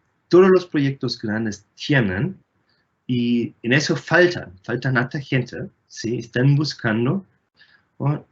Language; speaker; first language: Spanish; non-native, fluent; German